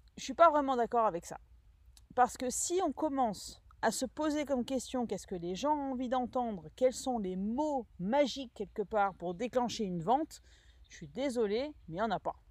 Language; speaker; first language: French; native; French